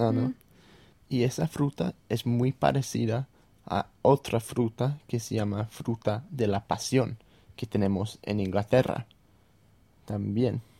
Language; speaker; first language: Spanish; non-native, fluent; English